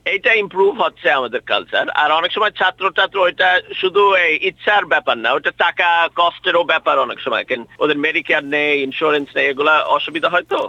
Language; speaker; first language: Bangla; early bilingual, heritage; Bangla